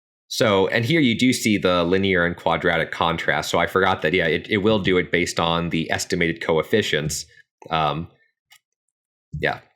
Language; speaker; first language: English; native; English